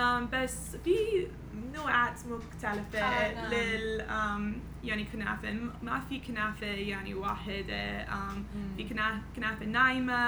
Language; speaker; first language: Arabic; non-native, learner; English